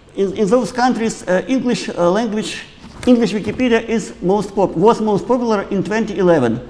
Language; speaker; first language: English; non-native, fluent; Ukrainian